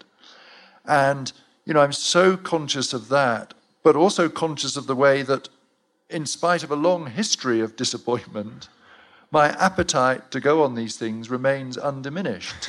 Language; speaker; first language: English; native; English